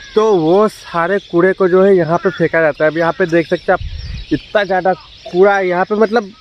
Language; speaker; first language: Hindi; non-native, local second language; Assamese